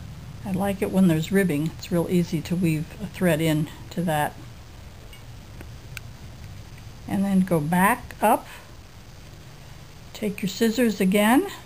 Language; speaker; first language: English; native; English